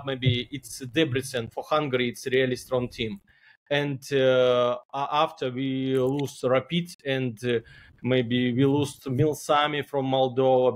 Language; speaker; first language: English; non-native, learner; Belarusian